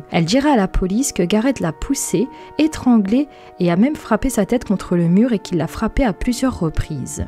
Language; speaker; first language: French; native; French